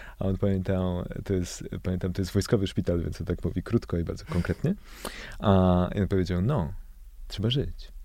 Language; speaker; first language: Polish; native; Polish